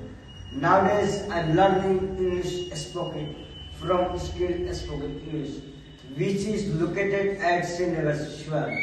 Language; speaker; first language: English; non-native, learner; Hindi